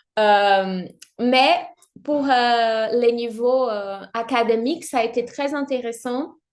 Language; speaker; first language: French; non-native, fluent; Portuguese